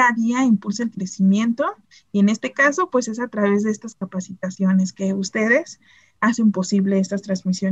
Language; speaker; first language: Spanish; native; Spanish